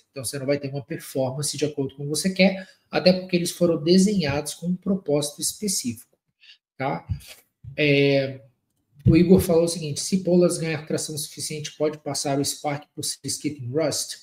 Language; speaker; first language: Portuguese; native; Portuguese